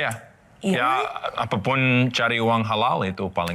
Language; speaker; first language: Indonesian; non-native, learner; English